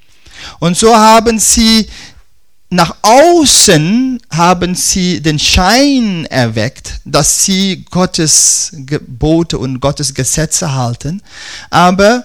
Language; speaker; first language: German; non-native, fluent; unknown